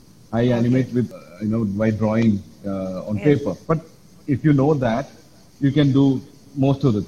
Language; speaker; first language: English; non-native, local second language; Malayalam